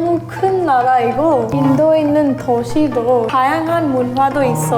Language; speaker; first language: Korean; non-native, fluent; Hindi